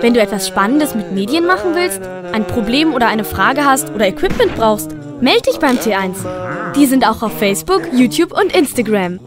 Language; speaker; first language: German; native; German